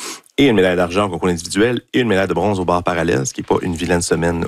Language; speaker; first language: French; native; French